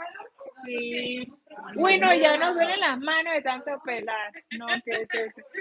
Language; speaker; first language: Spanish; native; Spanish